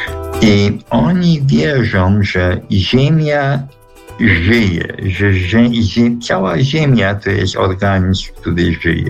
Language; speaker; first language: Polish; early bilingual, heritage; Polish